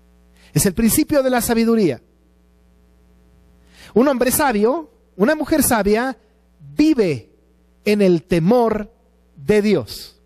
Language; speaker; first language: Spanish; native; Spanish